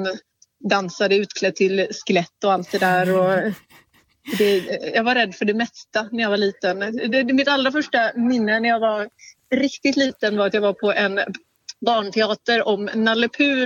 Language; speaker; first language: Swedish; native; Swedish